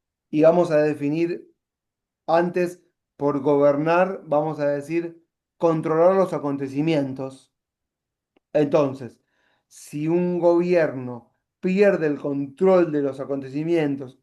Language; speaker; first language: Spanish; native; Spanish